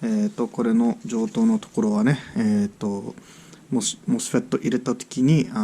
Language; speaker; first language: Japanese; early bilingual, heritage; English